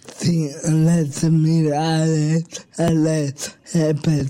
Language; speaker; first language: Catalan; non-native, local second language; Spanish